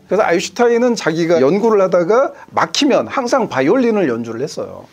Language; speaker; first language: Korean; native; Korean